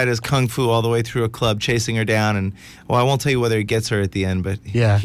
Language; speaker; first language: English; native; English